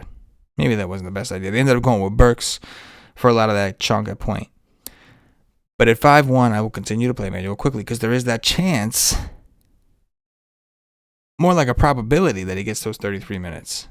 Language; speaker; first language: English; native; English